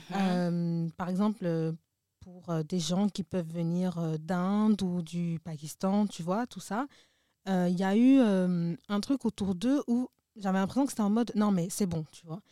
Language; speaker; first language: French; native; French